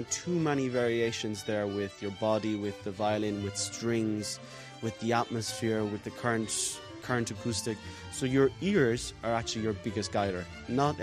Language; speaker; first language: English; native; English